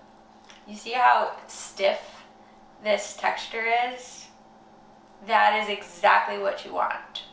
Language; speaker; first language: English; native; English